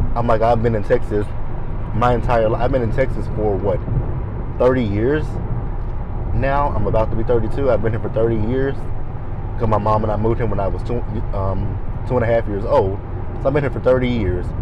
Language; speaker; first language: English; native; English